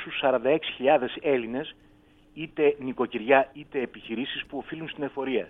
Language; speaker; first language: Greek; native; Greek